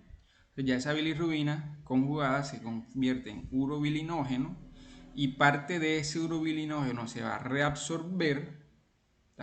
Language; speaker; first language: Spanish; native; Spanish